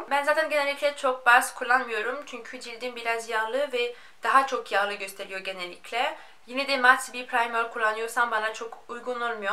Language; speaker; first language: Turkish; non-native, fluent; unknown